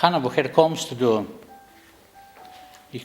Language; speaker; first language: German; non-native, fluent; Slovenian